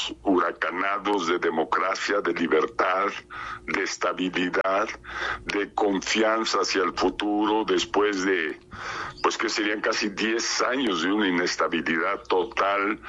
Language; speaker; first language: Spanish; native; Spanish